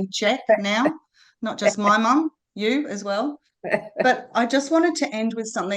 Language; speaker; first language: English; native; English